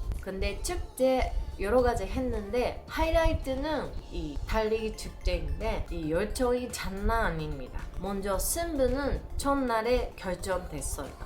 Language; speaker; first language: Korean; non-native, learner; Japanese